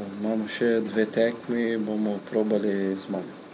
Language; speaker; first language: Slovenian; non-native, learner; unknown